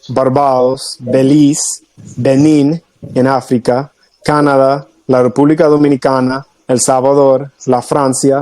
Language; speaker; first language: Spanish; non-native, fluent; English